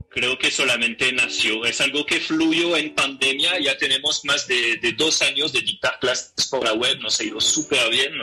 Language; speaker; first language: Spanish; non-native, fluent; French